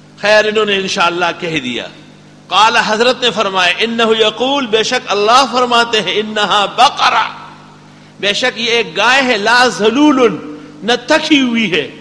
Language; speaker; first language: Urdu; non-native, local second language; Pashto